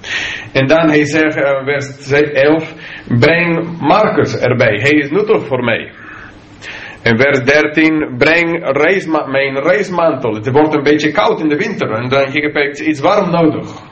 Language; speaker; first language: Dutch; non-native, fluent; English